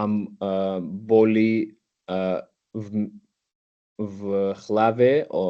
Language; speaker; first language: Czech; non-native, learner; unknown